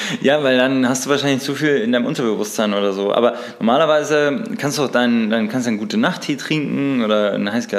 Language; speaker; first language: German; native; German